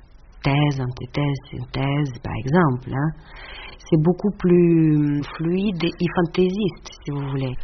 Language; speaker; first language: French; non-native, fluent; Russian